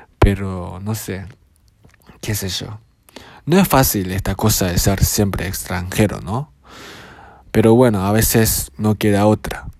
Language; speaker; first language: Spanish; non-native, fluent; Japanese